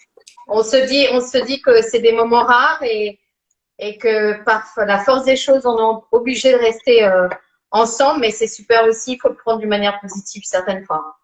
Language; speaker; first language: French; native; French